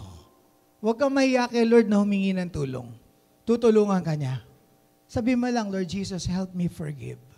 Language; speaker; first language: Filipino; native; Filipino